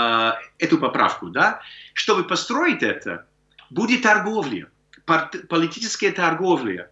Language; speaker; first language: Russian; non-native, fluent; English